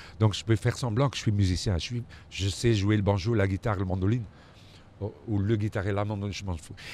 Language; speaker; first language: French; non-native, local second language; Dutch